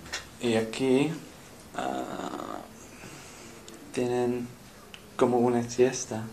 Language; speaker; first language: Spanish; non-native, learner; English